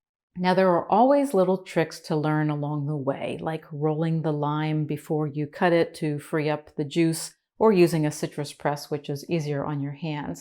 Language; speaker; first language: English; native; English